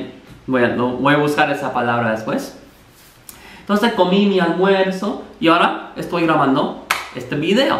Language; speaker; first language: Spanish; non-native, fluent; English